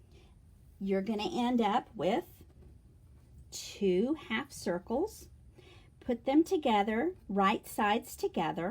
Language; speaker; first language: English; native; English